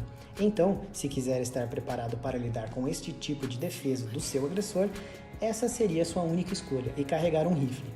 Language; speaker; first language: Portuguese; native; Portuguese